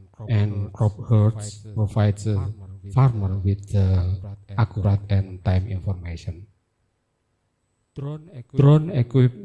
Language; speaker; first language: English; non-native, learner; Indonesian